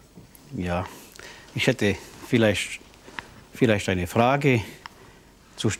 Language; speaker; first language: German; non-native, local second language; French